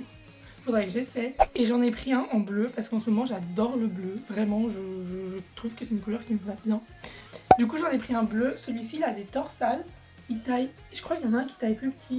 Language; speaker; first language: French; native; French